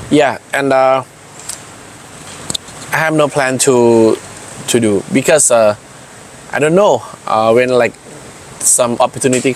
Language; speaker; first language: English; non-native, learner; Thai